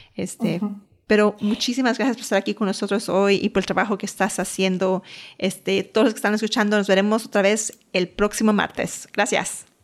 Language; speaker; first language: Spanish; early bilingual, heritage; Spanish